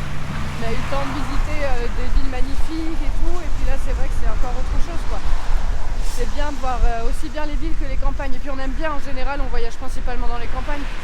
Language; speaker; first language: French; native; French